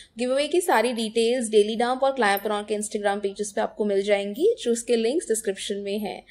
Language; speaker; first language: Hindi; native; Hindi